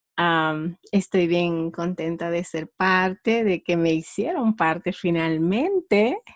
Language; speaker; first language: Spanish; native; Spanish